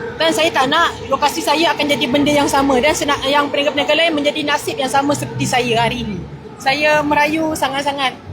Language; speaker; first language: Malay; native; Malay